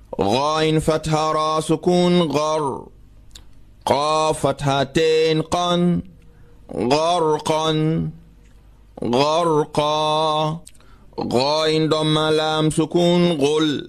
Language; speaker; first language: Arabic; non-native, fluent; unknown